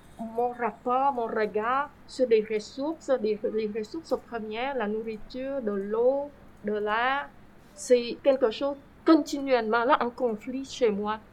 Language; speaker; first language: French; non-native, fluent; Vietnamese